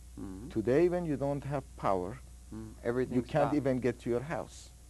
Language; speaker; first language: English; non-native, fluent; Persian